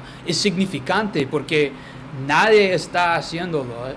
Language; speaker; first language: Spanish; non-native, fluent; English